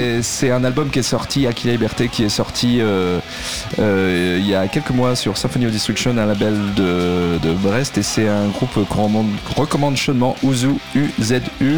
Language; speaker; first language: French; native; French